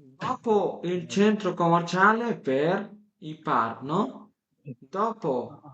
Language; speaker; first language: Italian; non-native, fluent; Bangla